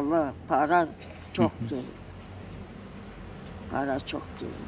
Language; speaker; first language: Turkish; non-native, learner; Crimean Tatar